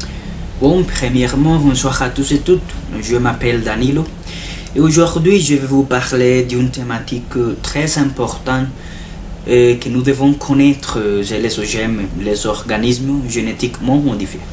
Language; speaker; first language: French; non-native, learner; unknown